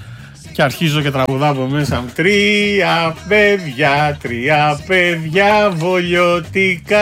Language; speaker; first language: Greek; native; Greek